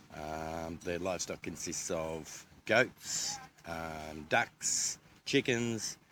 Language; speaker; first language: English; native; English